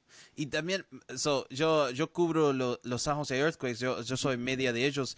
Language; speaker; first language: Spanish; early bilingual, heritage; Spanish